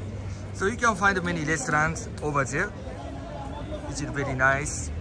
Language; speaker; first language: English; non-native, fluent; Japanese